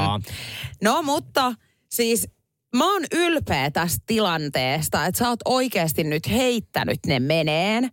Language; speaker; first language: Finnish; native; Finnish